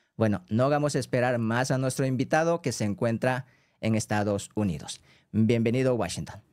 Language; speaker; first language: Spanish; non-native, fluent; Korean